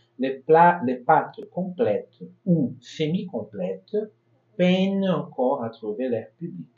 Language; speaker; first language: French; non-native, fluent; Portuguese